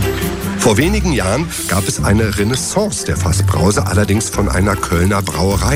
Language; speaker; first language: German; native; German